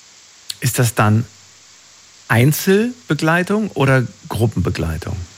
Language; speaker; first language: German; native; German